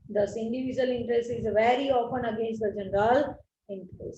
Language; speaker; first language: English; non-native, local second language; Gujarati